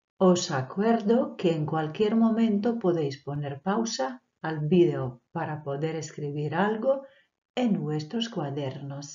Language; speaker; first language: Spanish; non-native, fluent; Croatian